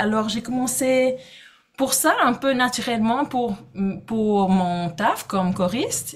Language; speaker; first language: French; non-native, fluent; English